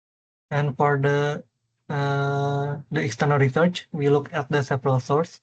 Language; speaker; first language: English; non-native, learner; Chinese